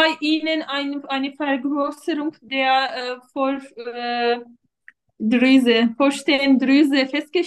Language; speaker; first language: German; non-native, fluent; Turkish